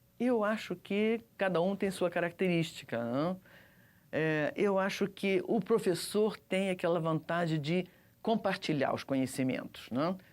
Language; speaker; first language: Portuguese; early bilingual, other home language; Russian